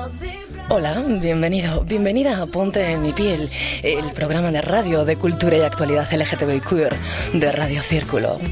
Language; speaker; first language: Spanish; native; Spanish